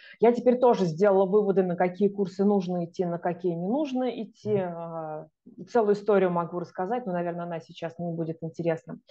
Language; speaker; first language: Russian; native; Russian